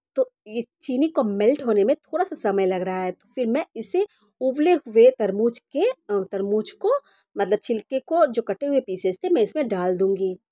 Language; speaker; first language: Hindi; non-native, local second language; Bangla